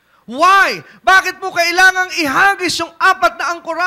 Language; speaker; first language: Filipino; native; Filipino